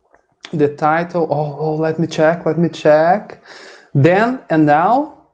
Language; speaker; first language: English; non-native, fluent; Portuguese